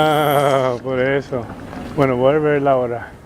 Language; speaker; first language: Spanish; non-native, fluent; English